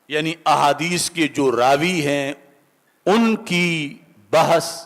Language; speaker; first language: Urdu; native; Urdu